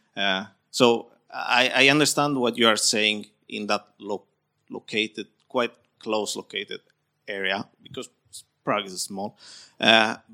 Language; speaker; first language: English; non-native, fluent; Spanish